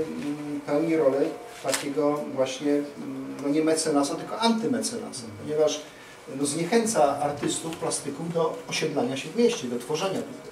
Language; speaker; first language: Polish; native; Polish